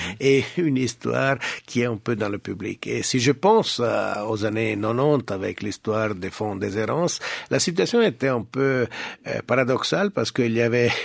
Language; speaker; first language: French; non-native, local second language; Italian